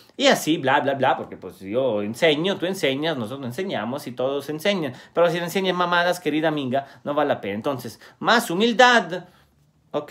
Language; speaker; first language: Spanish; non-native, fluent; Italian